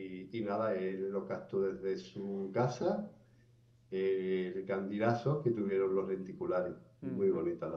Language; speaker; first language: Spanish; native; Spanish